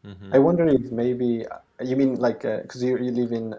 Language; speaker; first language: English; non-native, fluent; Spanish